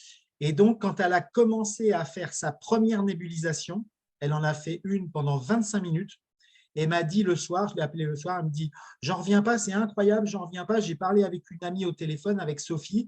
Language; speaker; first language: French; native; French